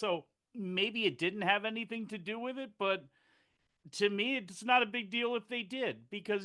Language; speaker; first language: English; native; English